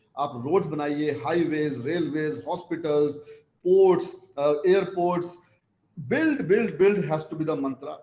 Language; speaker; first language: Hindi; non-native, local second language; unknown